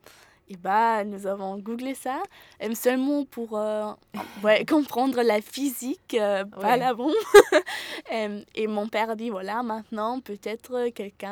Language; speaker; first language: French; non-native, fluent; German